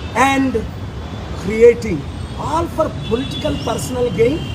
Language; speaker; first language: English; non-native, local second language; Telugu